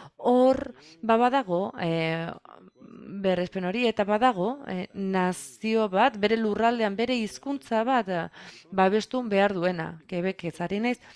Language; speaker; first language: Basque; non-native, fluent; French